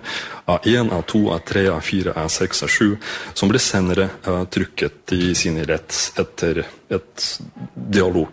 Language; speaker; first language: Norwegian; non-native, fluent; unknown